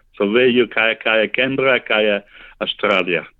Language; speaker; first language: Slovenian; early bilingual, heritage; Slovenian